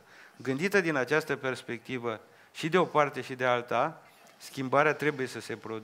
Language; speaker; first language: Romanian; native; Romanian